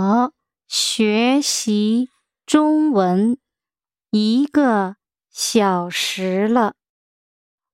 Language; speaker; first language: Chinese; non-native, learner; English